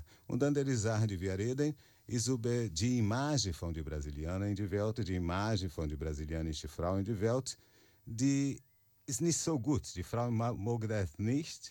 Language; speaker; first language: German; non-native, learner; Portuguese